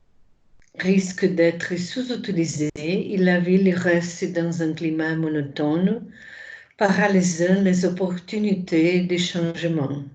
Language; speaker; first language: French; non-native, fluent; Portuguese